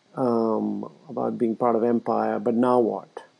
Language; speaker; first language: English; non-native, local second language; Urdu